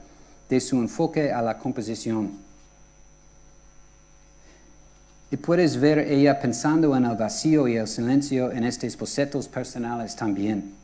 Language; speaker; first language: Spanish; non-native, fluent; English